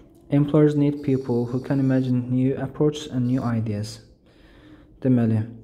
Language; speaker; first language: English; non-native, fluent; Azerbaijani